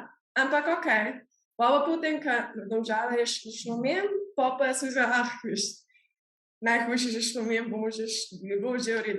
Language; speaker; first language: Slovenian; early bilingual, heritage; Slovenian